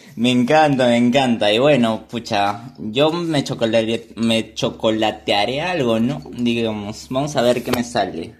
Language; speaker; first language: Spanish; native; Spanish